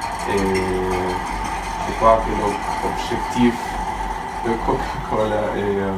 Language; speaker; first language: French; non-native, learner; Dutch